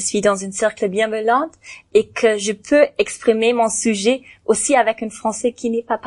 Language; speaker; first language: French; non-native, learner; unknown